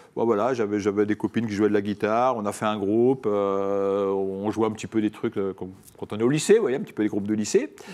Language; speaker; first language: French; native; French